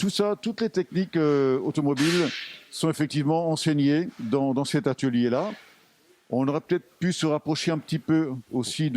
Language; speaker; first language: French; native; French